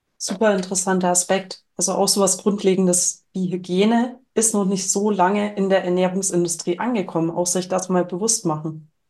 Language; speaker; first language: German; native; German